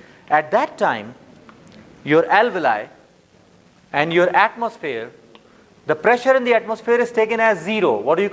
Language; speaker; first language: English; non-native, fluent; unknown